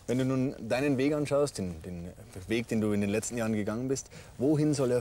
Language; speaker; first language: German; native; German